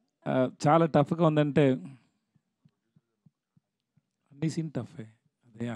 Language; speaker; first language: Telugu; non-native, learner; Tamil